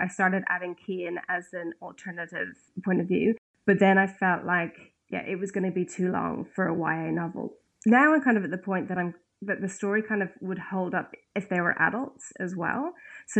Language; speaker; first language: English; native; English